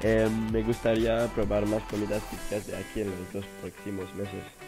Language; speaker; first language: Spanish; non-native, fluent; French